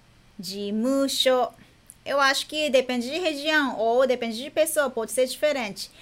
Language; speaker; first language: Portuguese; non-native, fluent; Japanese